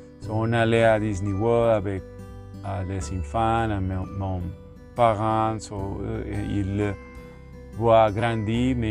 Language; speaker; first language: French; non-native, learner; Spanish